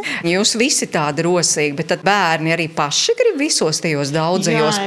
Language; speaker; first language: Latvian; native; Latvian